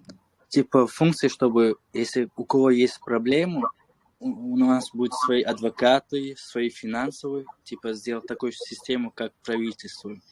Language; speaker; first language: Russian; non-native, local second language; Chechen